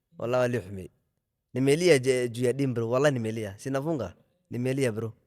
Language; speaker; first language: Swahili; non-native, local second language; Somali